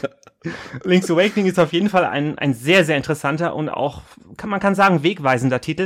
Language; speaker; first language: German; native; German